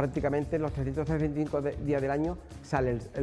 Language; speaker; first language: Spanish; native; Spanish